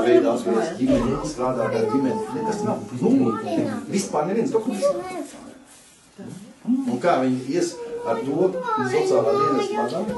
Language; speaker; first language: Latvian; native; Latvian